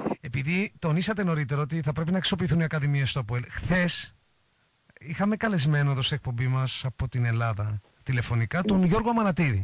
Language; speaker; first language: Greek; native; Greek